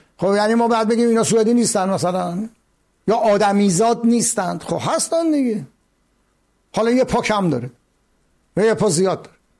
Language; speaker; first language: Persian; native; Persian